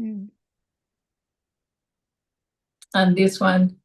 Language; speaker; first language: English; non-native, fluent; Spanish